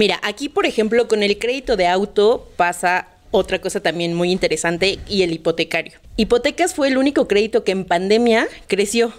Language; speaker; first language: Spanish; native; Spanish